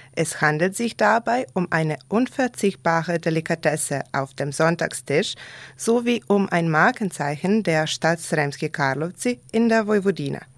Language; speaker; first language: German; non-native, fluent; Serbian